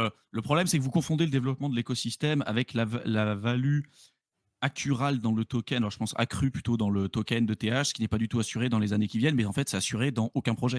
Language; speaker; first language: French; native; French